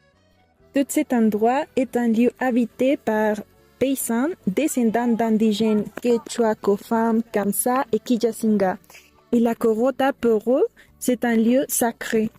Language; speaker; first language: French; non-native, learner; Spanish